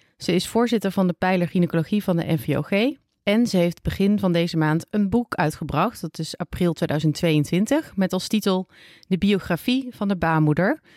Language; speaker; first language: Dutch; native; Dutch